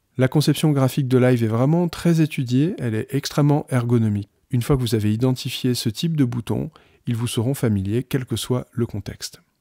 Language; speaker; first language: French; native; French